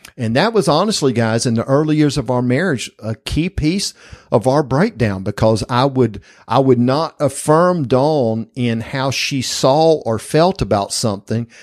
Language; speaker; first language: English; native; English